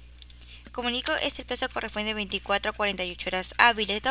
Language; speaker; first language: Spanish; native; Spanish